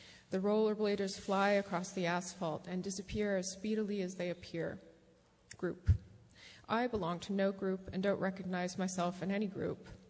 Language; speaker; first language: English; native; English